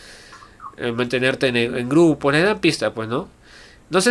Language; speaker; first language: Spanish; native; Spanish